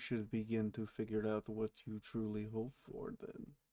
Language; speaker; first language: English; native; English